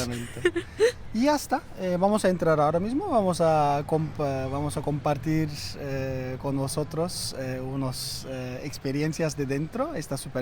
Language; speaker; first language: Spanish; non-native, fluent; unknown